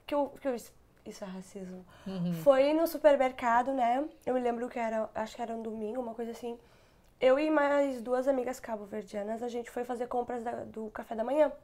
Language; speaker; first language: Portuguese; non-native, local second language; Kabuverdianu